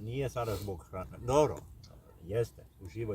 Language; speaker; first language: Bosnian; non-native, learner; Swedish